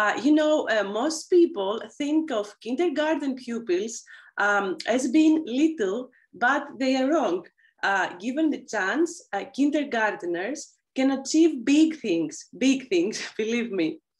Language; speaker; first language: English; non-native, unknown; Greek